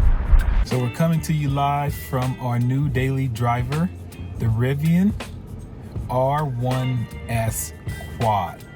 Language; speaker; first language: English; native; English